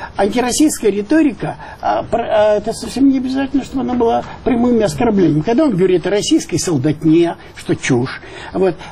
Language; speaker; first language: Russian; non-native, local second language; Ukrainian